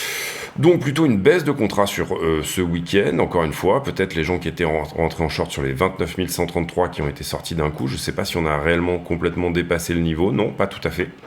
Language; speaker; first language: French; native; French